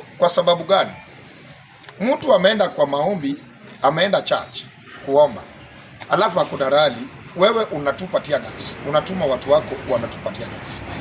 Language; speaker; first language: Swahili; non-native, local second language; Luo (Kenya and Tanzania)